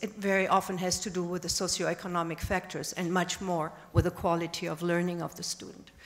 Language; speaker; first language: English; non-native, fluent; German